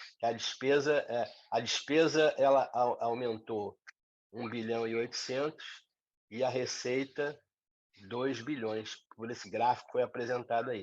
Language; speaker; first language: Portuguese; native; Portuguese